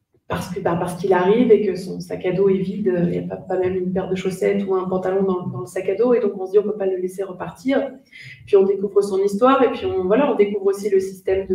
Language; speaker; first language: French; native; French